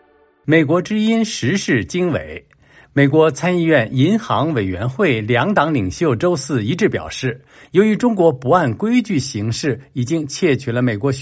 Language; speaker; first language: Chinese; native; Chinese